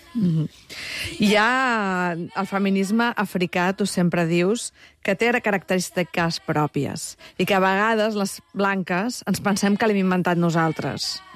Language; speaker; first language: Catalan; native; Catalan